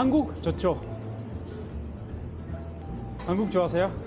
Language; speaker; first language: Korean; non-native, fluent; Russian